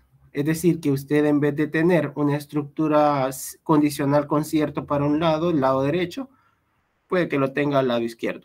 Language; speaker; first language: Spanish; native; Spanish